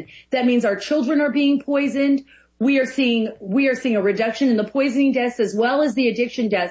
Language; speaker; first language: English; native; English